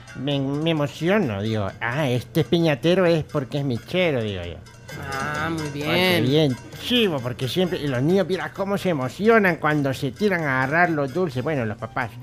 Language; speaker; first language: Spanish; native; Spanish